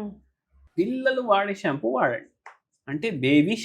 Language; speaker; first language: Telugu; native; Telugu